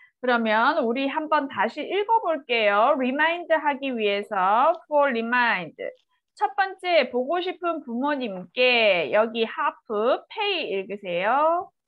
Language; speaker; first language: Korean; native; Korean